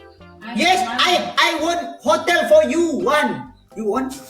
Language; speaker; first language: English; non-native, learner; Indonesian